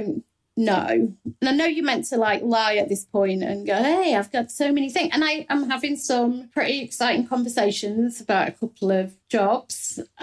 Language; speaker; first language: English; native; English